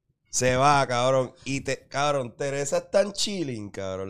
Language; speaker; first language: Spanish; early bilingual, heritage; Spanish